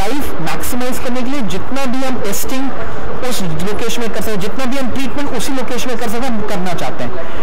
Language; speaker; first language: Hindi; non-native, local second language; Bangla